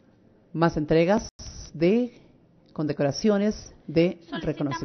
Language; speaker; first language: Spanish; native; Spanish